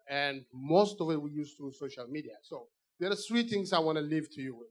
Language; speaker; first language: English; non-native, fluent; Amharic